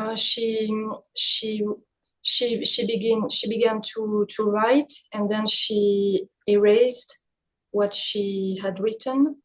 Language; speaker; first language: English; non-native, learner; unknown